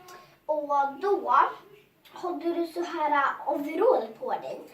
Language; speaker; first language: Swedish; early bilingual, other home language; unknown